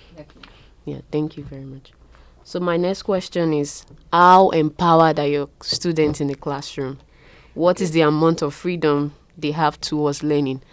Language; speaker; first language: English; non-native, local second language; Yoruba